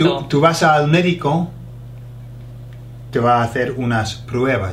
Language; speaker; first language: Spanish; non-native, fluent; English